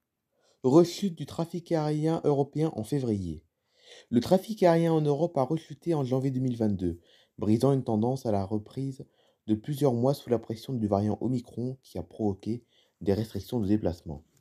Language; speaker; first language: French; native; French